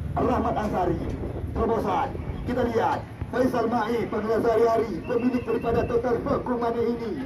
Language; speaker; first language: Indonesian; non-native, local second language; Achinese